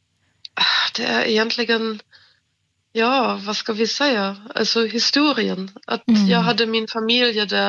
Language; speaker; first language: Swedish; non-native, fluent; German